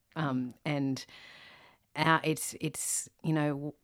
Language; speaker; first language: English; native; English